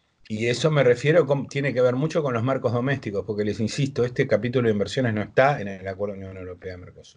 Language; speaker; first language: Spanish; native; Spanish